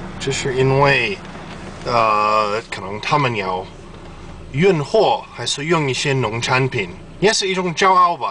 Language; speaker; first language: Chinese; non-native, fluent; English